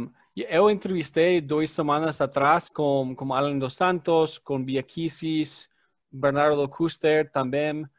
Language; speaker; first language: Portuguese; non-native, learner; English